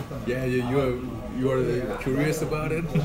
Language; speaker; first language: English; non-native, fluent; Korean